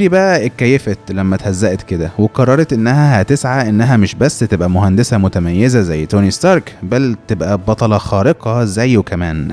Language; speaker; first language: Arabic; native; Arabic